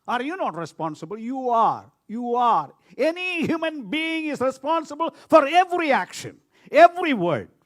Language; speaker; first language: English; non-native, local second language; Malayalam